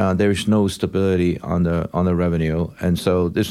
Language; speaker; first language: English; non-native, local second language; Cantonese